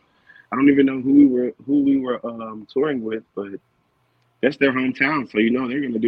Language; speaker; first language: English; native; English